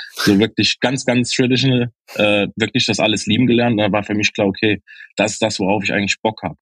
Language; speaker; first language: German; native; German